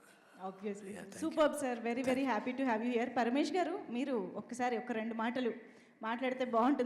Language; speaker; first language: Telugu; native; Telugu